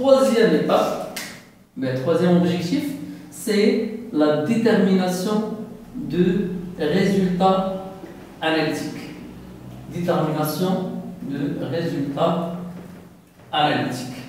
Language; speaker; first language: French; non-native, local second language; Arabic